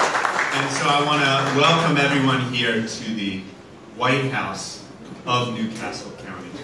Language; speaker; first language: English; native; English